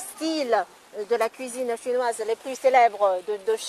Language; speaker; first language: French; non-native, fluent; Chinese